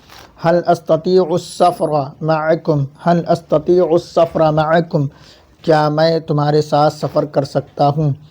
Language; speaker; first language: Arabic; non-native, fluent; Urdu